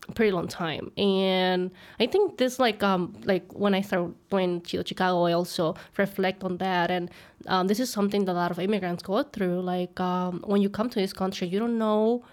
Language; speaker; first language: English; early bilingual, other home language; Spanish